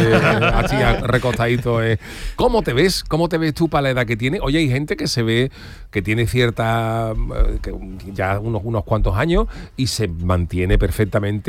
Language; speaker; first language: Spanish; native; Spanish